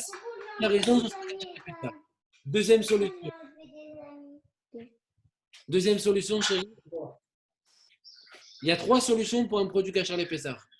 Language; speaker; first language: French; native; French